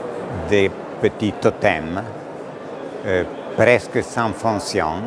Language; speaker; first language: French; non-native, learner; Italian